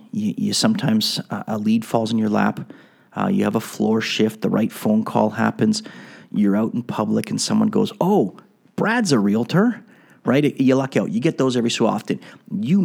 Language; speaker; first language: English; native; English